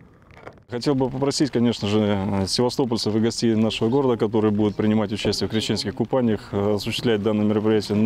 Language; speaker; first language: Russian; native; Russian